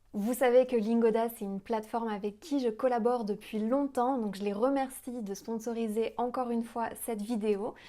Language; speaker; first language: French; native; French